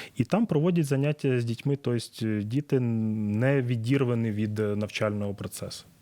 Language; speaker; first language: Ukrainian; native; Ukrainian